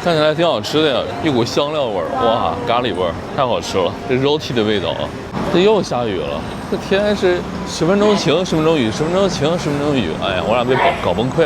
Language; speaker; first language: Chinese; native; Chinese